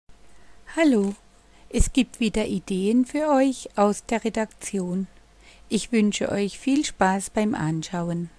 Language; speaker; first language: German; native; German